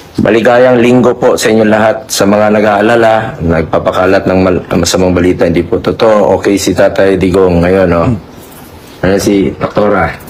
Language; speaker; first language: Filipino; non-native, local second language; Cebuano